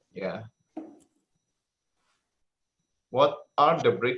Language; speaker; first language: English; non-native, learner; Indonesian